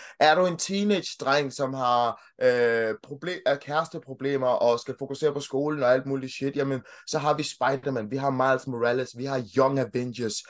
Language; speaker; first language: Danish; early bilingual, other home language; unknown